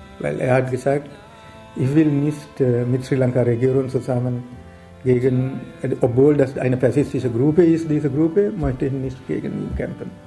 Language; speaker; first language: German; non-native, learner; Sinhala